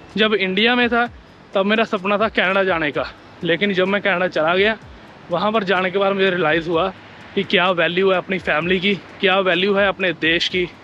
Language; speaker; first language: Hindi; native; Hindi